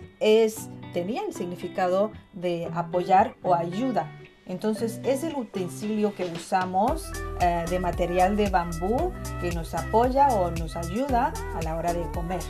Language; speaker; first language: Spanish; non-native, fluent; Chinese